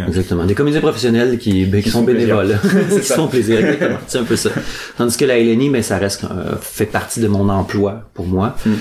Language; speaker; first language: French; native; French